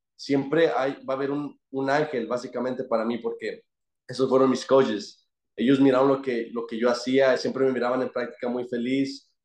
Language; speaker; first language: Spanish; early bilingual, heritage; Spanish